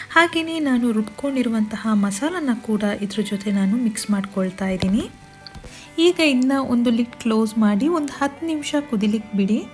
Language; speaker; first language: Kannada; non-native, local second language; Kodava